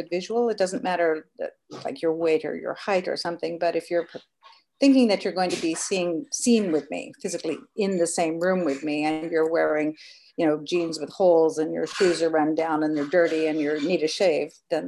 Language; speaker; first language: English; native; English